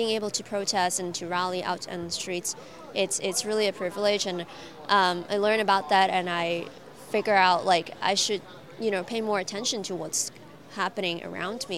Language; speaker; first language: English; non-native, local second language; Cantonese